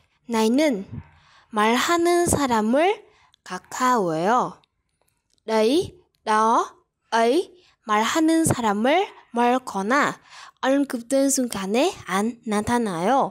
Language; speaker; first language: Korean; non-native, learner; Vietnamese